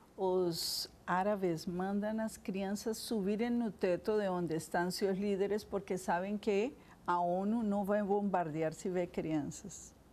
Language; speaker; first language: Portuguese; non-native, fluent; Spanish